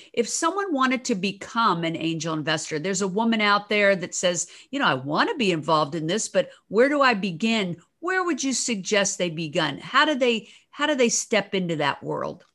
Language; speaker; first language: English; native; English